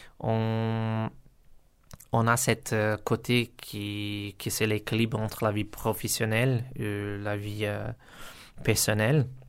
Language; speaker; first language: French; non-native, learner; Portuguese